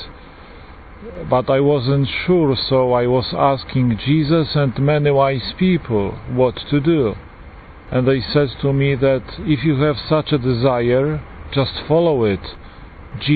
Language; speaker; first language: English; non-native, fluent; Polish